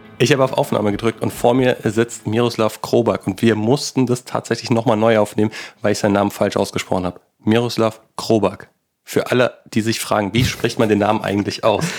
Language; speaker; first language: German; native; German